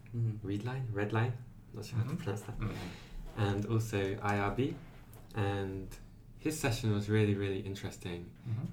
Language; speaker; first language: English; native; English